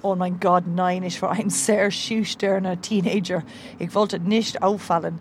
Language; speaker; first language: German; non-native, learner; English